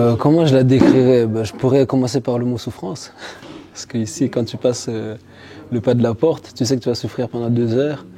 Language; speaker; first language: French; early bilingual, other home language; Haitian Creole